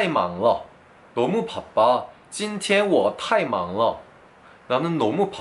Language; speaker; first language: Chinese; non-native, fluent; Korean